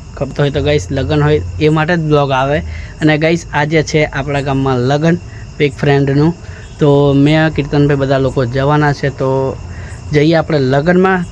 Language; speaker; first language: Gujarati; non-native, local second language; Rathawi